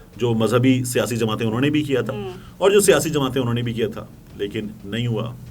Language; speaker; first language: Urdu; native; Urdu